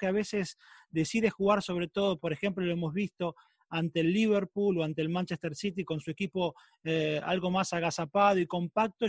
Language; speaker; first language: Spanish; native; Spanish